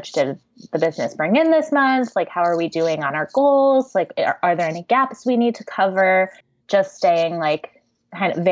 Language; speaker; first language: English; native; English